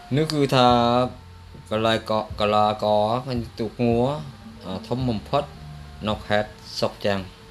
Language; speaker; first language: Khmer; non-native, local second language; Vietnamese